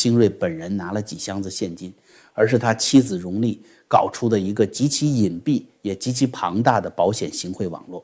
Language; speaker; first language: Chinese; native; Chinese